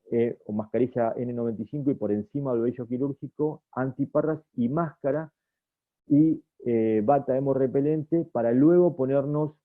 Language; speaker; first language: Spanish; native; Spanish